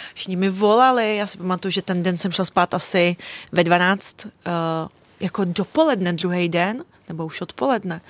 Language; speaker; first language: Czech; early bilingual, other home language; Russian